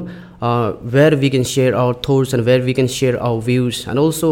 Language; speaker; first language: English; non-native, learner; Tibetan